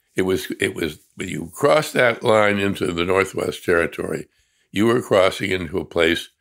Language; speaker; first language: English; native; English